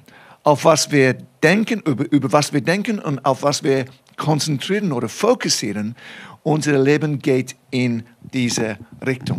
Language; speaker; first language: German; non-native, fluent; English